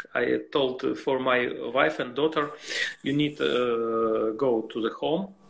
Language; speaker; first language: English; non-native, learner; Russian